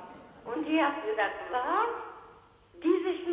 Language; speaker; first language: German; non-native, local second language; Hungarian